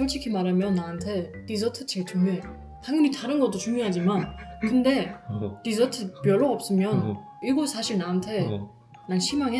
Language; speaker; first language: Korean; non-native, fluent; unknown